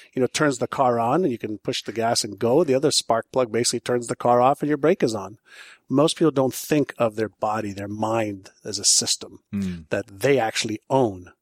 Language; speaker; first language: English; non-native, fluent; Hebrew